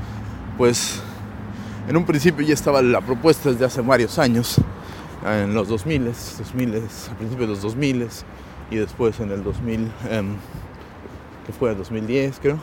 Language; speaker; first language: Spanish; native; Spanish